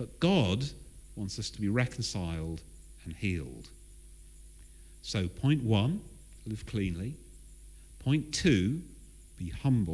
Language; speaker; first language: English; native; English